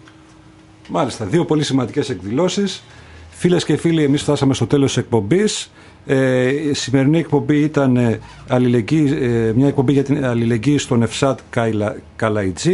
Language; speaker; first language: Greek; native; Greek